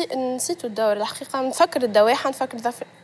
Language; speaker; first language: Arabic; native; Arabic